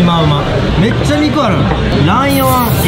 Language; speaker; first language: Japanese; native; Japanese